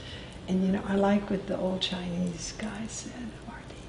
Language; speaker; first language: English; native; English